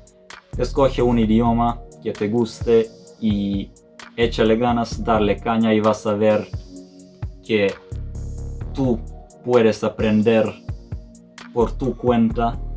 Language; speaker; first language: Spanish; non-native, fluent; Serbian